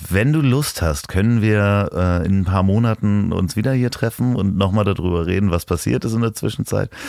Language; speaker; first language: German; native; German